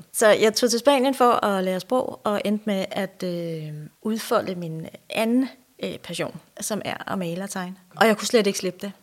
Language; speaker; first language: Danish; native; Danish